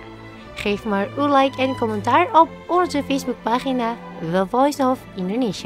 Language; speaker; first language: Dutch; non-native, learner; Indonesian